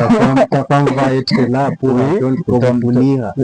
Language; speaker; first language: French; non-native, learner; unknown